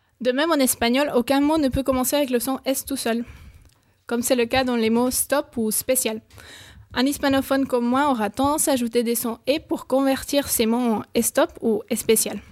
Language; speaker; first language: French; non-native, fluent; Spanish